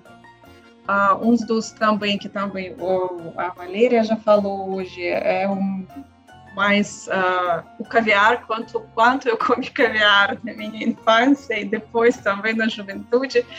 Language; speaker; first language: Portuguese; non-native, learner; Russian